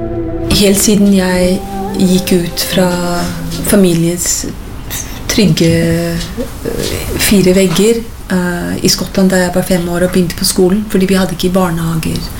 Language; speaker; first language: Norwegian; non-native, fluent; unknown